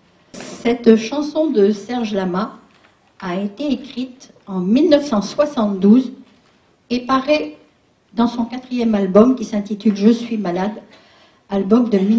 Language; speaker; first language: French; native; French